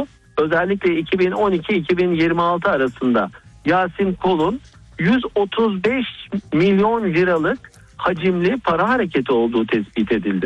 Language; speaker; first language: Turkish; native; Turkish